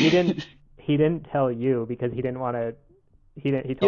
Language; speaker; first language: English; native; English